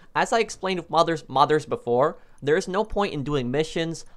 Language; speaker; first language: English; native; English